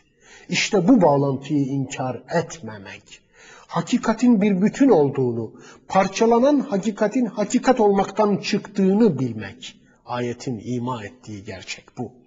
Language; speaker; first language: Turkish; native; Turkish